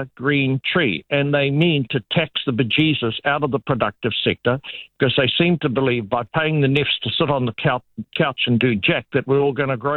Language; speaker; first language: English; native; English